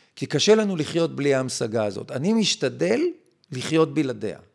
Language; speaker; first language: Hebrew; native; Hebrew